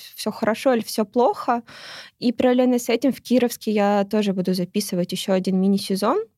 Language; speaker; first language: Russian; native; Russian